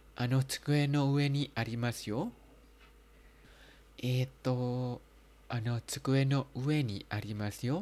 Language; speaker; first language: Japanese; non-native, fluent; Thai